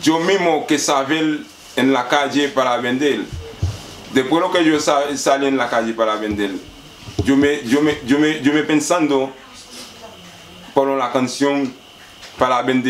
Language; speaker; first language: Spanish; non-native, learner; Haitian Creole